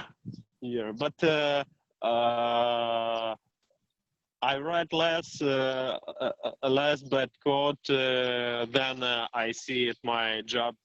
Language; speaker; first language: English; non-native, learner; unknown